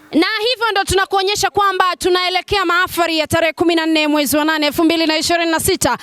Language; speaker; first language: Swahili; native; Swahili